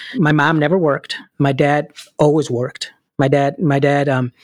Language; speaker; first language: English; early bilingual, other home language; Spanish